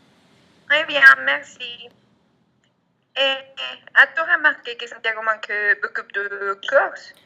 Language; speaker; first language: French; non-native, learner; Spanish